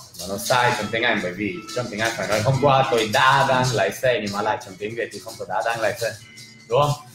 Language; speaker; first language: Vietnamese; non-native, fluent; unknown